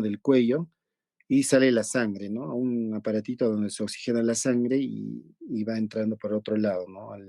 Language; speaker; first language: Spanish; native; Spanish